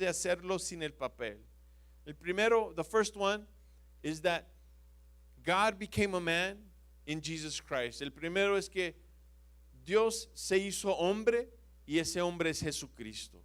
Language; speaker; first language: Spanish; non-native, fluent; English